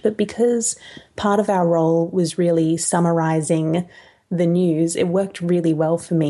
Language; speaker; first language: English; native; English